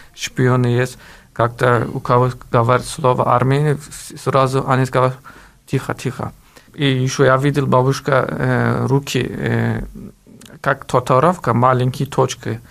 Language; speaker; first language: Russian; non-native, learner; Turkish